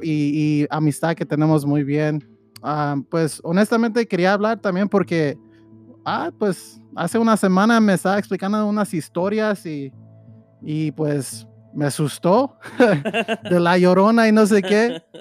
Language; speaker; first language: Spanish; early bilingual, heritage; Spanish